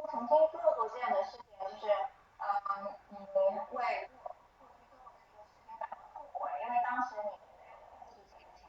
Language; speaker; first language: Chinese; native; Chinese